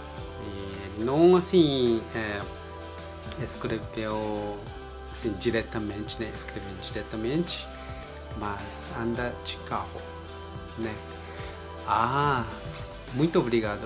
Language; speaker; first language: Portuguese; non-native, learner; Japanese